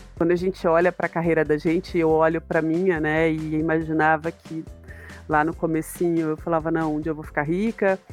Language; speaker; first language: Portuguese; native; Portuguese